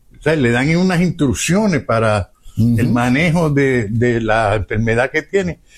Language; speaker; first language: Spanish; native; Spanish